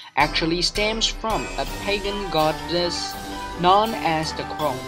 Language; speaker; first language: English; non-native, fluent; Chinese